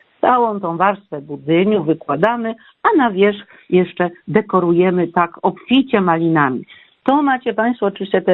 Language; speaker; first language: Polish; native; Polish